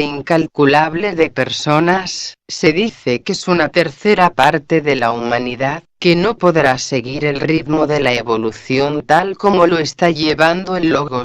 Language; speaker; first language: Spanish; native; Spanish